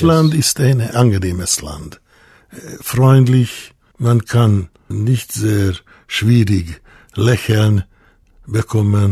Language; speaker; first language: German; non-native, fluent; Hungarian